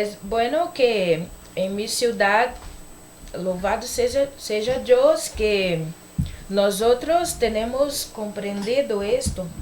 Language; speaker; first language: Spanish; non-native, learner; Portuguese